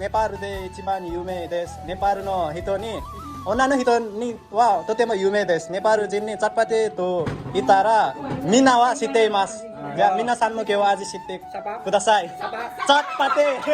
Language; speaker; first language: Japanese; non-native, learner; Nepali